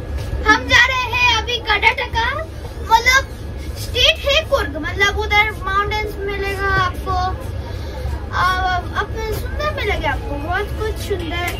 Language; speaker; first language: Hindi; non-native, local second language; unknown